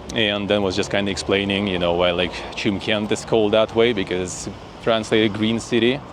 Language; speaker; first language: English; non-native, fluent; Russian